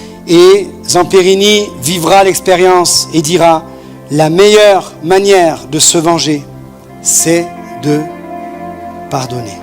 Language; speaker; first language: French; native; French